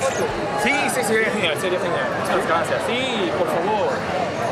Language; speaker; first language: Spanish; non-native, learner; Korean